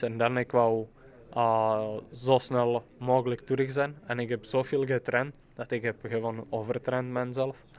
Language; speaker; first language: Dutch; non-native, fluent; Czech